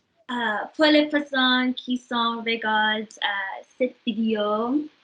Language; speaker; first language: French; non-native, learner; English